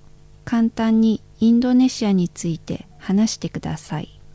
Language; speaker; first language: Japanese; non-native, fluent; Indonesian